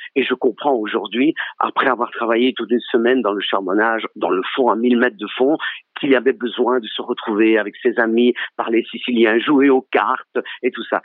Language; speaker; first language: French; early bilingual, other home language; Italian